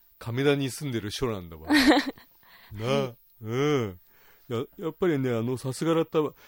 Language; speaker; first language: Japanese; native; Japanese